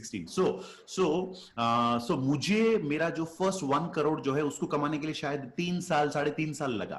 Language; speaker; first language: Hindi; native; Hindi